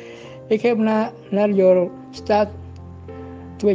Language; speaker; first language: Dutch; non-native, learner; Indonesian